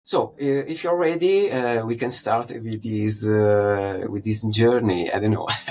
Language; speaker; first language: English; non-native, fluent; Italian